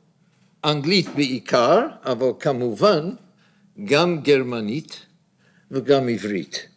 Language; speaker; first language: Hebrew; non-native, fluent; English